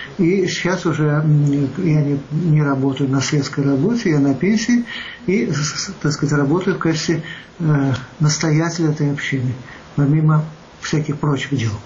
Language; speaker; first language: Russian; native; Russian